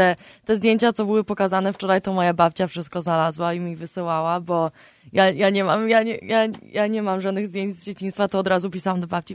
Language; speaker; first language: Polish; early bilingual, heritage; Polish